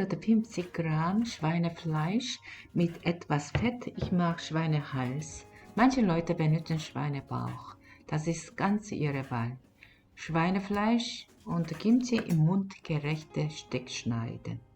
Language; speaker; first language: German; non-native, fluent; Korean